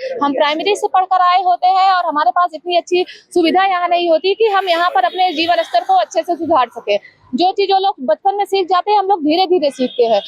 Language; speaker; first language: Hindi; native; Hindi